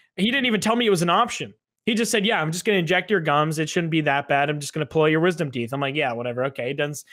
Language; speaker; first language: English; native; English